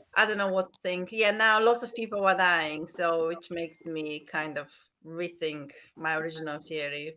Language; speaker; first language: English; non-native, fluent; Bulgarian